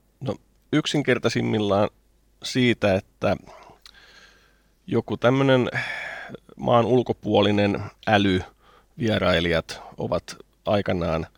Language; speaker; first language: Finnish; native; Finnish